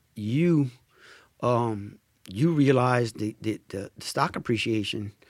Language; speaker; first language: English; native; English